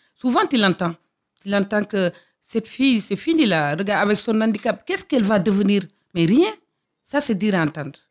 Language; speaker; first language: French; non-native, local second language; Fula